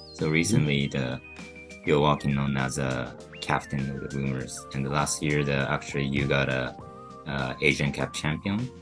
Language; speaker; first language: English; non-native, learner; Japanese